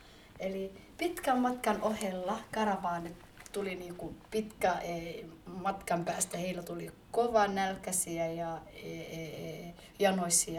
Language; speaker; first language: Finnish; early bilingual, other home language; Somali